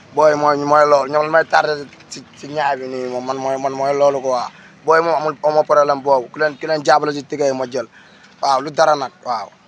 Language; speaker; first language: Wolof; native; Wolof